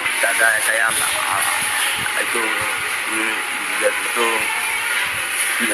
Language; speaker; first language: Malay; non-native, learner; Rohingya